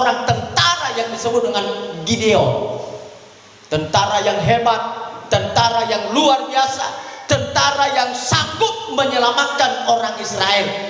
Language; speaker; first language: Indonesian; native; Indonesian